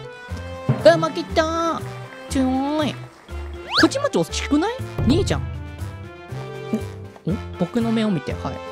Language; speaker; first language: Japanese; native; Japanese